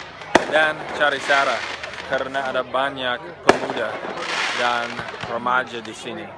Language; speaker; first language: Indonesian; non-native, fluent; English